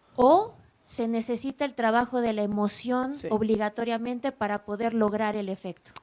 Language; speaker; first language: Spanish; native; Spanish